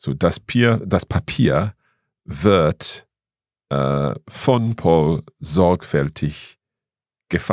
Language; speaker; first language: German; non-native, learner; English